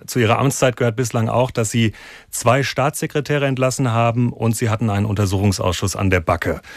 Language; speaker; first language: German; native; German